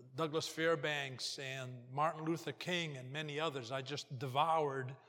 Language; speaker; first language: English; early bilingual, other home language; Portuguese